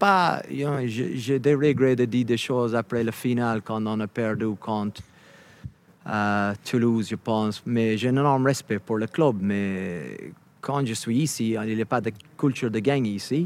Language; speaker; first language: French; non-native, fluent; English